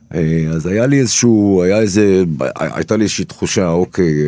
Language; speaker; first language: Hebrew; early bilingual, other home language; Turkish